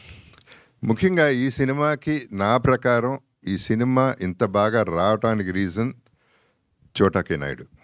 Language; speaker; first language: Telugu; native; Telugu